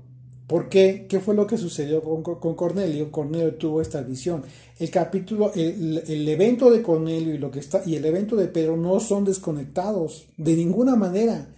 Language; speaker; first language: Spanish; native; Spanish